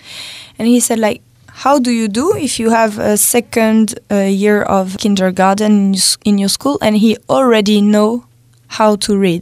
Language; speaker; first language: English; non-native, fluent; French